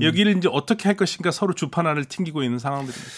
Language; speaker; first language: Korean; native; Korean